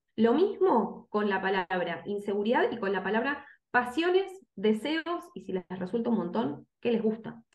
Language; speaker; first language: Spanish; native; Spanish